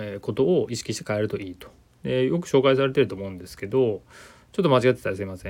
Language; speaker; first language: Japanese; native; Japanese